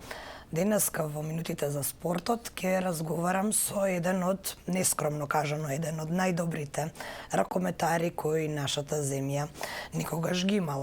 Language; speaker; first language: Macedonian; native; Macedonian